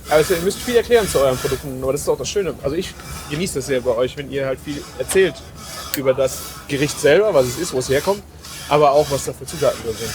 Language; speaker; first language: German; native; German